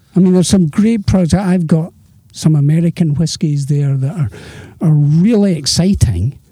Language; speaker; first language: English; native; English